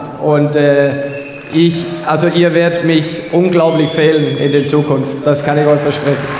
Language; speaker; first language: German; non-native, fluent; Danish